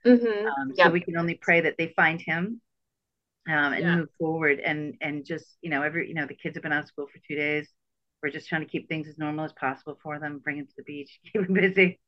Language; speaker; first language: English; native; English